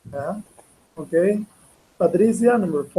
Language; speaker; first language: English; non-native, fluent; Spanish